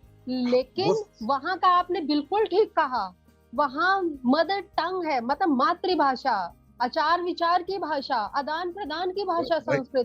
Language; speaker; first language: Hindi; native; Hindi